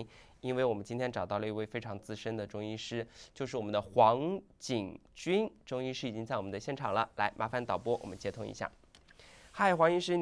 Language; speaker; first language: Chinese; native; Chinese